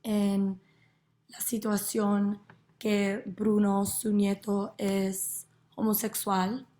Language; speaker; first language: Spanish; non-native, learner; English